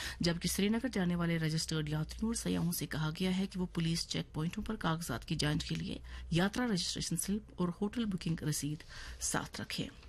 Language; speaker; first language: Urdu; non-native, local second language; Kashmiri